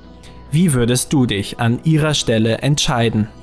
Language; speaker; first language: German; native; German